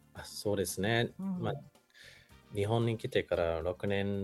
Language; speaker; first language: Japanese; non-native, fluent; English